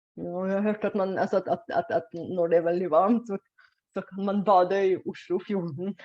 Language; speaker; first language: Norwegian; non-native, fluent; Bulgarian